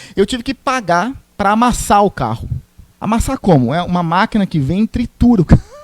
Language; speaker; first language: Portuguese; native; Portuguese